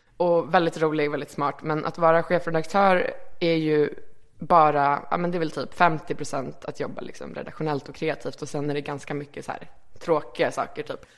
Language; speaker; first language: Swedish; early bilingual, other home language; Icelandic